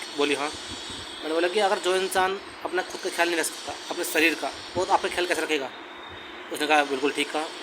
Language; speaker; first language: Hindi; native; Hindi